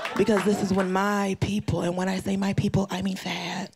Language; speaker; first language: English; native; English